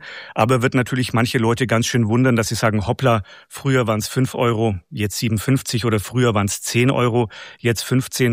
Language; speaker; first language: German; native; German